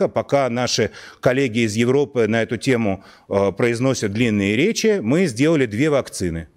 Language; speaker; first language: Russian; native; Russian